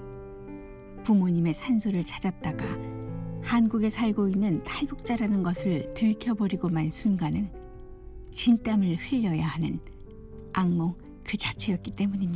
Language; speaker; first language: Korean; native; Korean